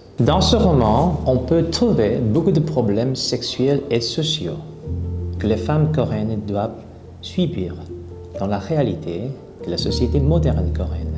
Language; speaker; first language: French; non-native, fluent; Korean